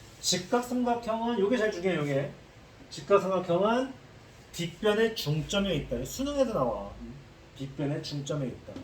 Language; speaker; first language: Korean; native; Korean